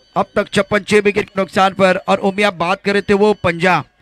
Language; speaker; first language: Hindi; non-native, local second language; Marathi